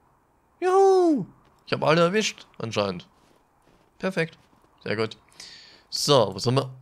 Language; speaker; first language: German; native; German